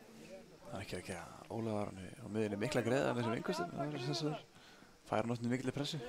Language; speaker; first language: Icelandic; native; Icelandic